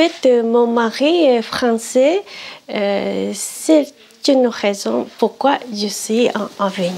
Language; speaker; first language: French; non-native, learner; Japanese